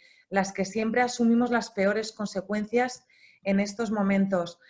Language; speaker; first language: Spanish; native; Spanish